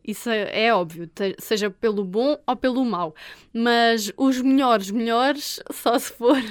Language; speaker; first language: Portuguese; native; Portuguese